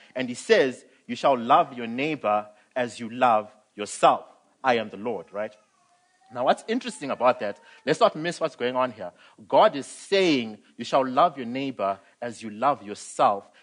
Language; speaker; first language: English; non-native, local second language; Shona